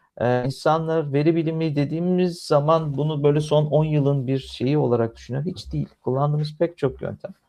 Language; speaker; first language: Turkish; native; Turkish